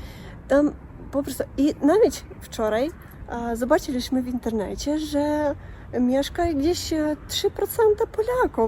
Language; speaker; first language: Polish; non-native, learner; Russian